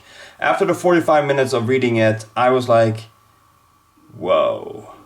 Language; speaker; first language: English; non-native, fluent; Swedish